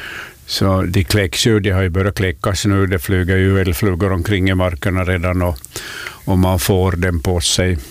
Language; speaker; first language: Swedish; native; Swedish